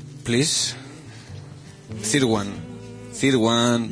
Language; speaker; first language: English; non-native, learner; Catalan